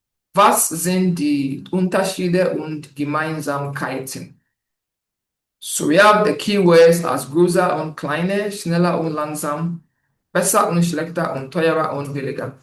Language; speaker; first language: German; non-native, learner; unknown